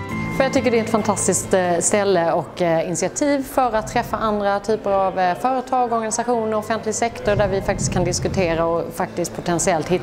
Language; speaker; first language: Swedish; native; Swedish